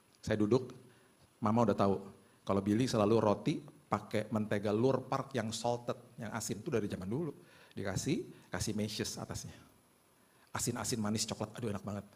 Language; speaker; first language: Indonesian; native; Indonesian